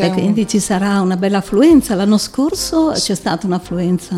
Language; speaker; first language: Italian; native; Italian